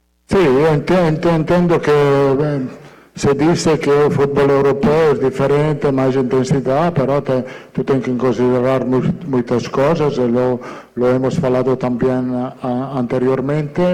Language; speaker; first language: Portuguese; non-native, fluent; Italian